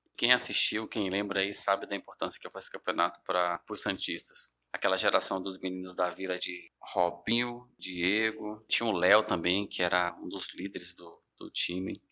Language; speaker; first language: Portuguese; native; Portuguese